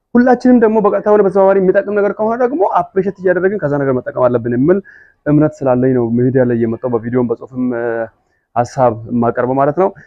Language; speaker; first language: Amharic; non-native, local second language; Hadiyya